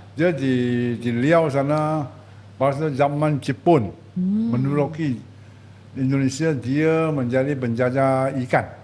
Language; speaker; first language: Malay; non-native, local second language; Chinese